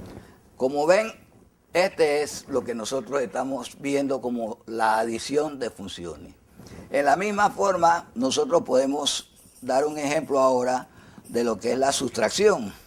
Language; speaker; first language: Spanish; native; Spanish